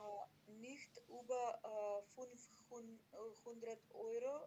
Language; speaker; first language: German; non-native, learner; Macedonian